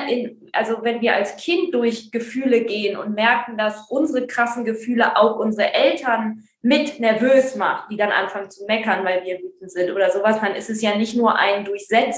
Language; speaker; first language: German; native; German